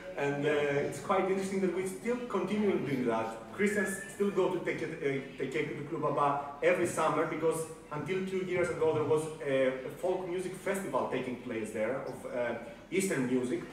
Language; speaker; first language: English; non-native, fluent; Greek